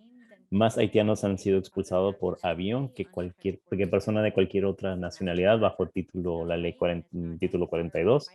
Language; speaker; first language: Spanish; non-native, fluent; English